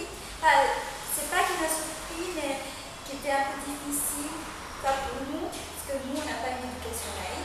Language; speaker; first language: French; non-native, fluent; Spanish